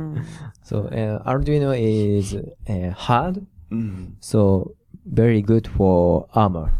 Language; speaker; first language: English; non-native, learner; Japanese